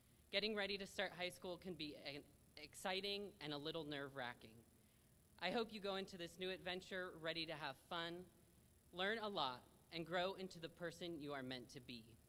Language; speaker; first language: English; native; English